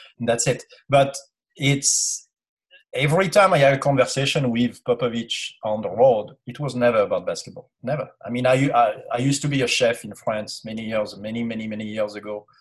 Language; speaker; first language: English; non-native, fluent; French